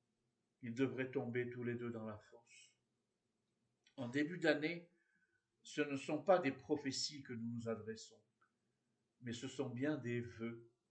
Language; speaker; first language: French; native; French